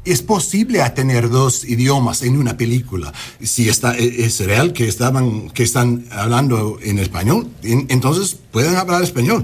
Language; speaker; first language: Spanish; non-native, learner; English